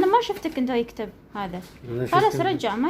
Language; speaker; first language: Arabic; non-native, learner; Amharic